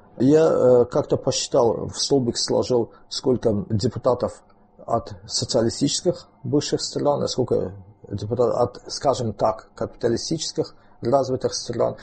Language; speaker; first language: Russian; non-native, local second language; Azerbaijani